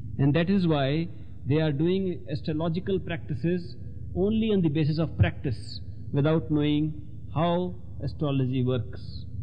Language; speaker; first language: English; non-native, local second language; Hindi